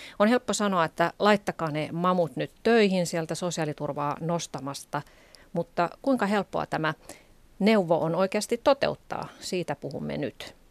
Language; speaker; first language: Finnish; native; Finnish